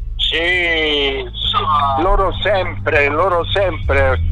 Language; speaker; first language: Italian; native; Italian